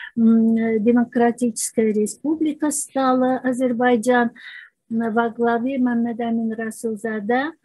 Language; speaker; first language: Russian; non-native, local second language; Azerbaijani